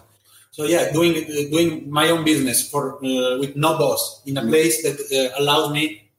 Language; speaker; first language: English; non-native, fluent; Italian